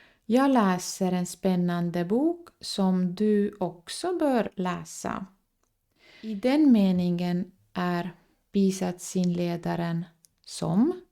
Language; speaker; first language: Swedish; non-native, fluent; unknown